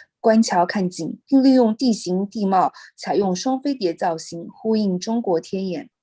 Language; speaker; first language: Chinese; native; Chinese